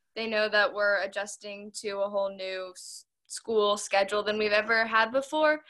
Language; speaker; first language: English; native; English